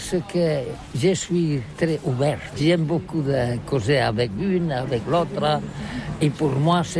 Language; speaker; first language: French; non-native, learner; Catalan